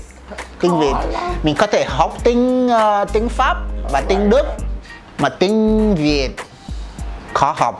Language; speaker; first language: Vietnamese; non-native, fluent; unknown